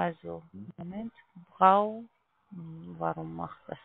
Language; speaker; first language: German; non-native, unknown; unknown